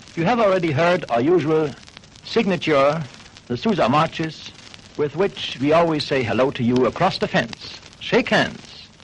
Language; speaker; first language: English; non-native, fluent; Dutch